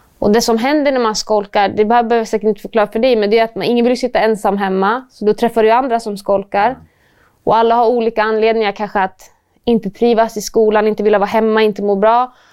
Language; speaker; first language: Swedish; native; Swedish